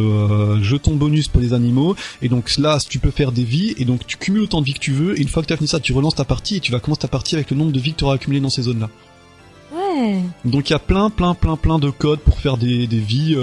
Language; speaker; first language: French; native; French